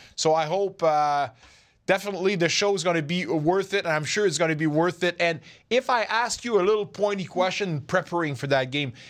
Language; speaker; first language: English; non-native, fluent; French